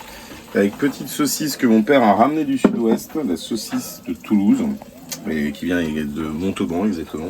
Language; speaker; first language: French; native; French